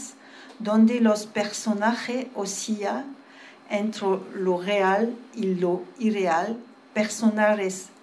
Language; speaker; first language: Spanish; early bilingual, heritage; French